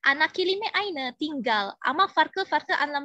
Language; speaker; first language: Turkish; non-native, fluent; Indonesian